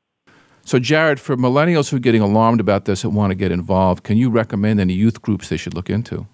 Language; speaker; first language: English; native; English